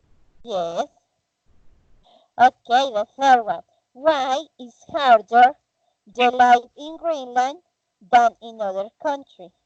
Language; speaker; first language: English; non-native, fluent; Spanish